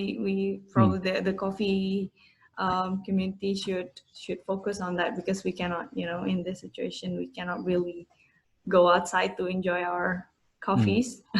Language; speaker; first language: English; non-native, fluent; Indonesian